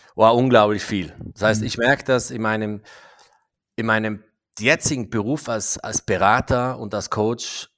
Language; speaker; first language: German; non-native, fluent; English